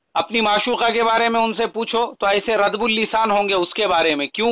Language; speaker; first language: Hindi; non-native, local second language; Urdu